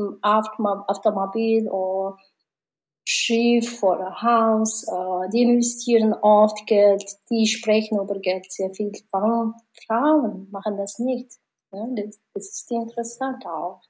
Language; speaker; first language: German; non-native, learner; Mongolian